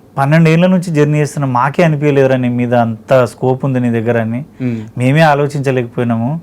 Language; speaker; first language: Telugu; native; Telugu